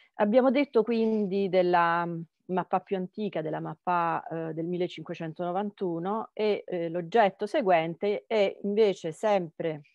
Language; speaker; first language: Italian; native; Italian